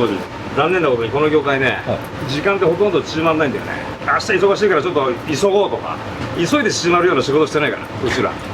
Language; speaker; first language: Japanese; native; Japanese